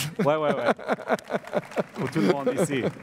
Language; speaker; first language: French; non-native, learner; English